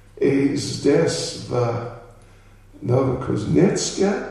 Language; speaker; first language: Russian; non-native, learner; English